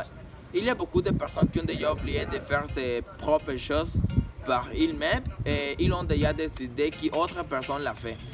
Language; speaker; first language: French; non-native, learner; Spanish